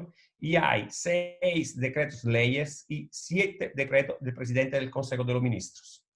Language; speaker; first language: Spanish; non-native, fluent; Italian